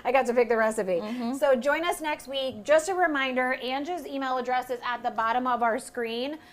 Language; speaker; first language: English; native; English